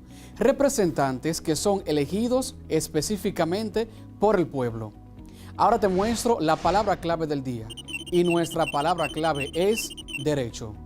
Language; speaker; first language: Spanish; native; Spanish